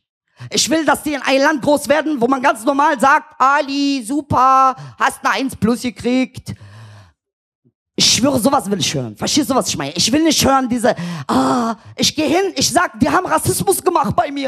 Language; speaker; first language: German; early bilingual, other home language; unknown